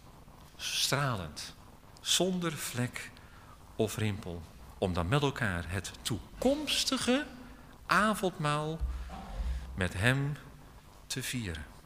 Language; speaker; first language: Dutch; native; Dutch